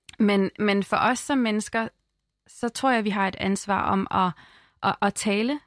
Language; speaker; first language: Danish; early bilingual, other home language; Arabic